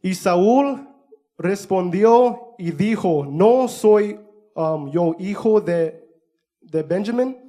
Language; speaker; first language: Spanish; early bilingual, heritage; Spanish